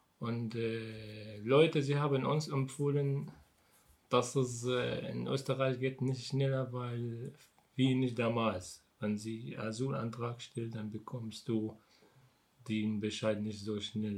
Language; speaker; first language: German; non-native, learner; Arabic